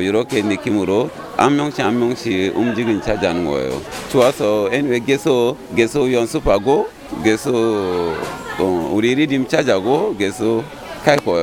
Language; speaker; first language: Korean; non-native, learner; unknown